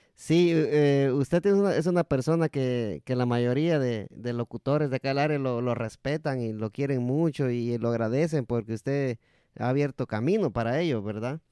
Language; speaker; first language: Spanish; native; Spanish